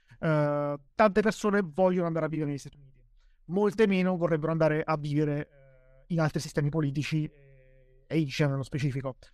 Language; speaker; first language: Italian; native; Italian